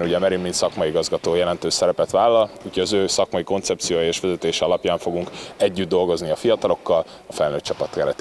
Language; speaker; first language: Hungarian; native; Hungarian